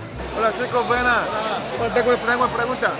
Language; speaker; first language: Spanish; non-native, learner; Korean